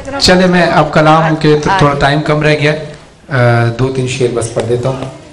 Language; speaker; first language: Urdu; native; Urdu